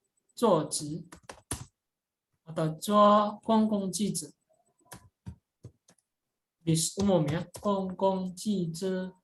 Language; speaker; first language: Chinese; non-native, fluent; Indonesian